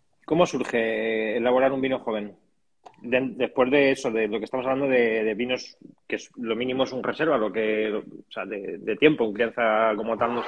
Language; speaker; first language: Spanish; native; Spanish